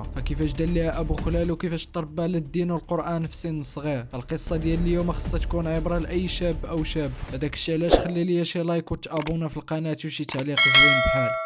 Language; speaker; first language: Arabic; native; Arabic